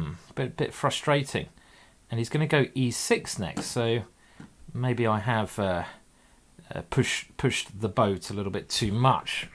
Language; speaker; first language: English; native; English